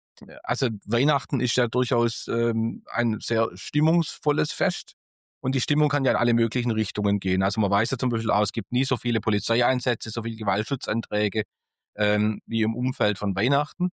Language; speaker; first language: German; native; German